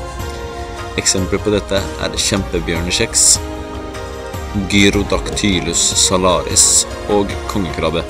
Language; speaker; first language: Norwegian; native; Norwegian